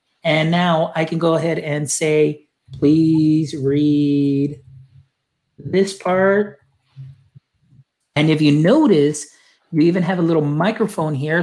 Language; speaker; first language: English; early bilingual, other home language; Spanish